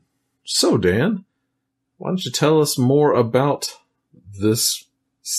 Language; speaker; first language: English; native; English